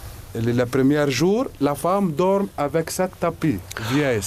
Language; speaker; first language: French; non-native, learner; Arabic